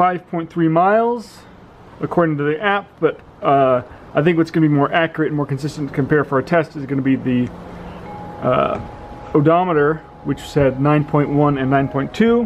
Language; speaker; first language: English; native; English